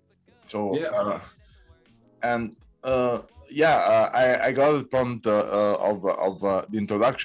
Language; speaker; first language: English; non-native, learner; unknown